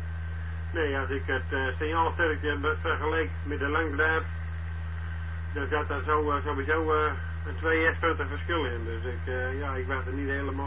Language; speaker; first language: Dutch; native; Dutch